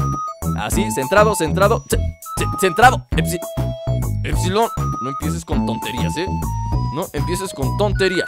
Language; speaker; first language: Spanish; native; Spanish